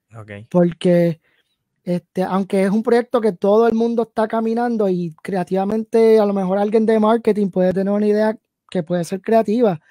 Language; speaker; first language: Spanish; early bilingual, heritage; Spanish